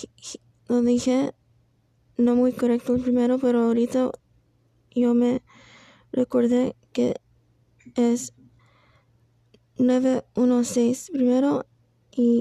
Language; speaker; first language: Spanish; non-native, learner; English